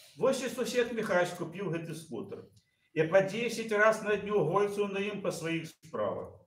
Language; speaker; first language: Belarusian; native; Belarusian